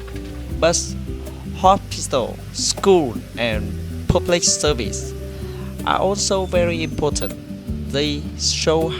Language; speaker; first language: English; non-native, fluent; Vietnamese